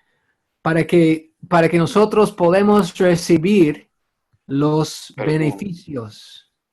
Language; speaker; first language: Spanish; non-native, fluent; English